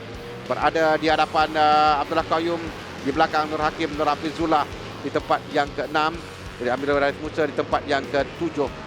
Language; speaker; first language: Malay; native; Malay